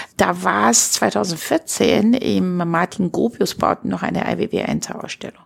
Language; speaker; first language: German; non-native, fluent; Chinese